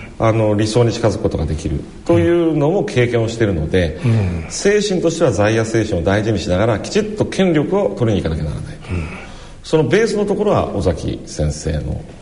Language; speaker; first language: Japanese; native; Japanese